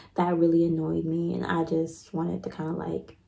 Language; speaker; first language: English; native; English